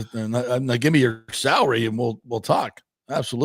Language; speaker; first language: English; native; English